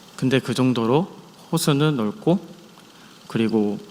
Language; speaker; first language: Korean; non-native, fluent; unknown